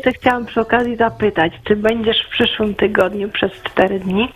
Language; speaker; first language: Polish; native; Polish